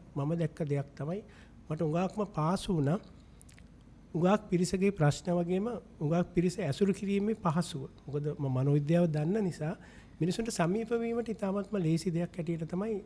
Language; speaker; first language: Sinhala; non-native, local second language; Tamil